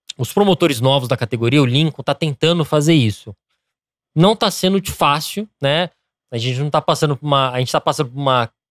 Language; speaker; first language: Portuguese; early bilingual, other home language; English